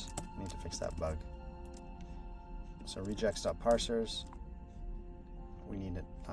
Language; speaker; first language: English; native; English